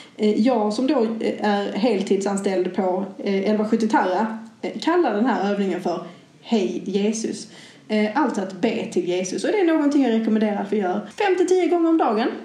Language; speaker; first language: Swedish; native; Swedish